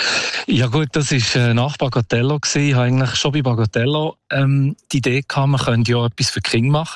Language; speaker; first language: German; native; German